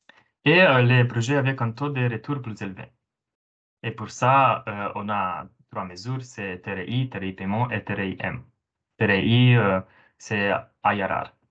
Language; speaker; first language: French; non-native, fluent; Romanian